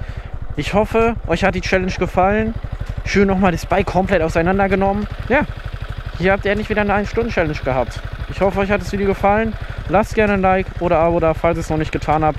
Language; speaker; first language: German; native; German